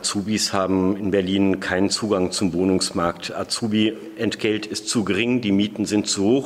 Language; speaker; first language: German; native; German